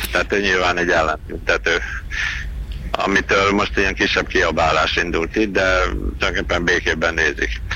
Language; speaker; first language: Hungarian; native; Hungarian